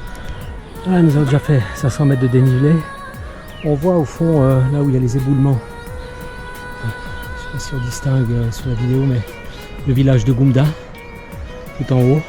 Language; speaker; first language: French; native; French